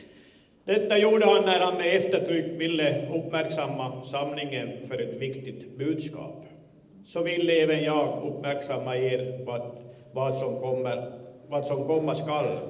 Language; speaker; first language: Swedish; native; Swedish